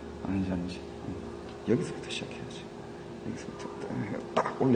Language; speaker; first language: Korean; native; Korean